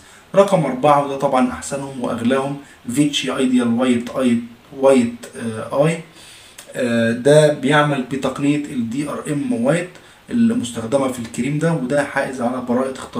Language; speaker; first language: Arabic; native; Arabic